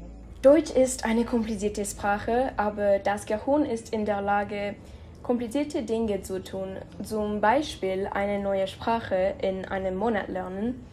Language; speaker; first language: German; non-native, learner; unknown